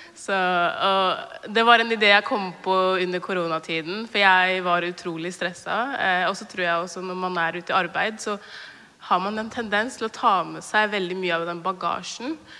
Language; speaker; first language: Norwegian; early bilingual, other home language; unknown